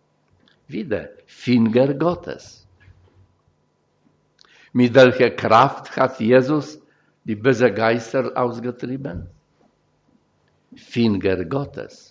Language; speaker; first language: German; non-native, fluent; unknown